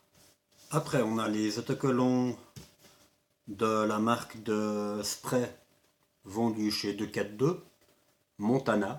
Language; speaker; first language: French; native; French